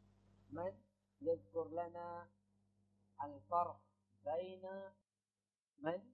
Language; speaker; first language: Arabic; non-native, fluent; Indonesian